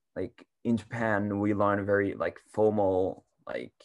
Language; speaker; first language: English; non-native, learner; Japanese